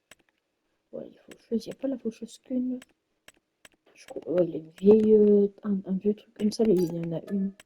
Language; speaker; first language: French; native; French